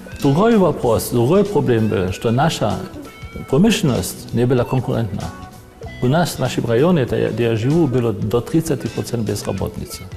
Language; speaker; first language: Russian; non-native, fluent; German